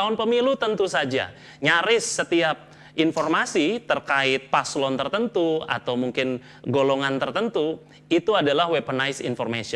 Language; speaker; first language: Indonesian; native; Indonesian